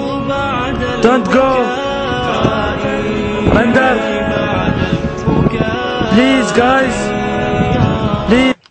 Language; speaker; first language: English; non-native, learner; Arabic